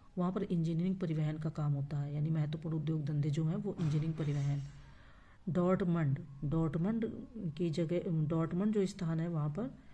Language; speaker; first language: Hindi; native; Hindi